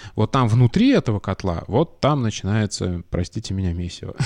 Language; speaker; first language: Russian; native; Russian